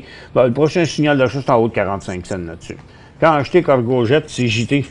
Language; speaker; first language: French; native; French